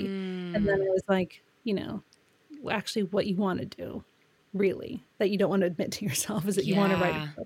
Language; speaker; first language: English; native; English